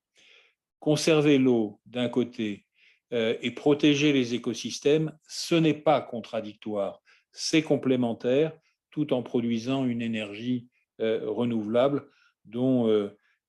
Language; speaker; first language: French; native; French